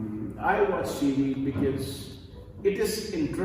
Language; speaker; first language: English; non-native, local second language; Hindi